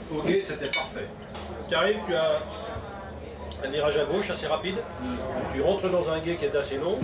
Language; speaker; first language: French; native; French